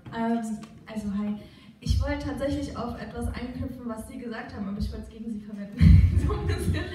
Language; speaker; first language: German; non-native, local second language; Turkish